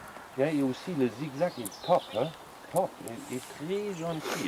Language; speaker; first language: French; non-native, learner; German